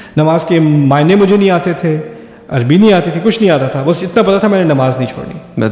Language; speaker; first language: Urdu; early bilingual, other home language; German